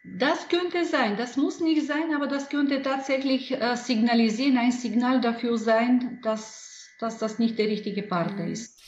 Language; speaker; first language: German; non-native, fluent; Bulgarian